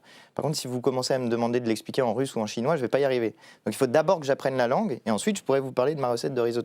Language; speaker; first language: French; native; French